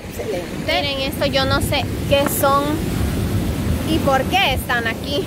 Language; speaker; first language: Spanish; native; Spanish